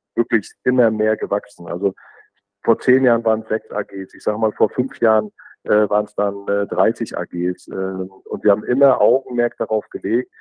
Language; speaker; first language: German; native; German